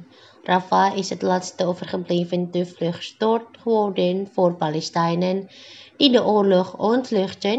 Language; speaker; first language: Dutch; non-native, fluent; Indonesian